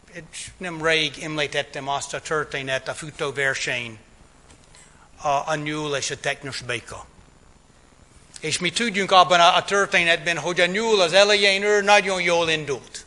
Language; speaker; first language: Hungarian; non-native, fluent; English